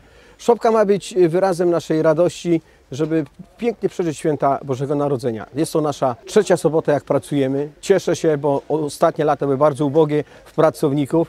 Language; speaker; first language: Polish; native; Polish